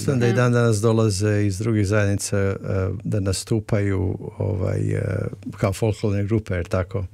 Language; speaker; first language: Serbian; native; Serbian